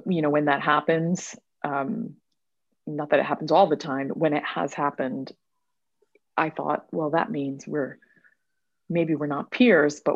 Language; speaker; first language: English; native; English